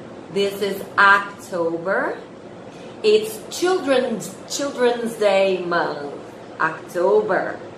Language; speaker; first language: English; non-native, fluent; Portuguese